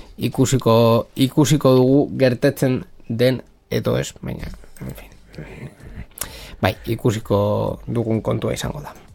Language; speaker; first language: Basque; non-native, local second language; Spanish